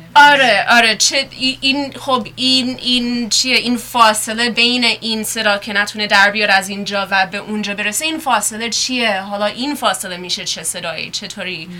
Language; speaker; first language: Persian; early bilingual, heritage; Persian